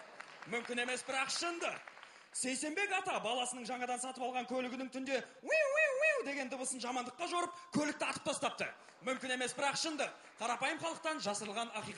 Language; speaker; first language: Kazakh; native; Kazakh